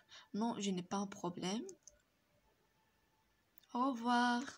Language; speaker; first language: French; non-native, local second language; Arabic